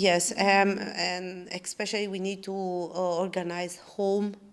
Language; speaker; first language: English; non-native, learner; Italian